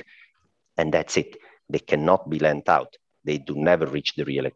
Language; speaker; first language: English; non-native, fluent; Italian